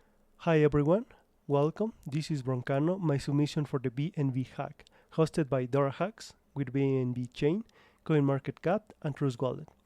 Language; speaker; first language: English; non-native, fluent; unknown